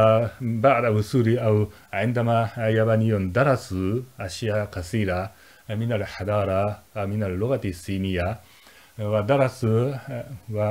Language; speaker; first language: Arabic; non-native, fluent; Japanese